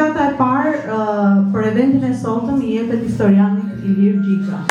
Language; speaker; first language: Albanian; native; Albanian